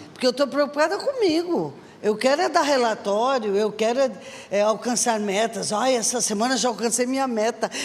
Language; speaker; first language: Portuguese; native; Portuguese